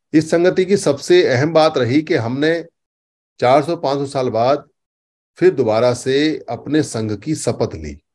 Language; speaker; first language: Hindi; native; Hindi